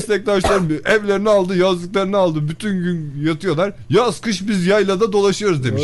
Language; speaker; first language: Turkish; native; Turkish